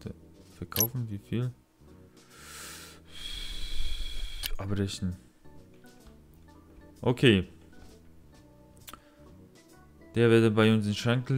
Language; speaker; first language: German; non-native, learner; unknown